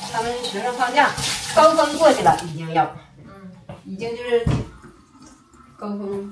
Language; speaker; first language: Chinese; native; Chinese